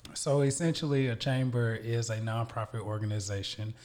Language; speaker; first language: English; native; English